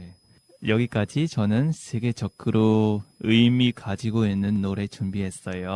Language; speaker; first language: Korean; non-native, fluent; Vietnamese